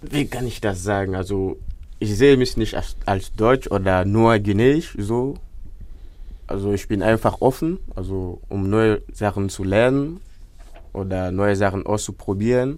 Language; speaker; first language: German; non-native, fluent; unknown